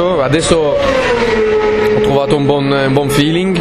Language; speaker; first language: Italian; non-native, fluent; French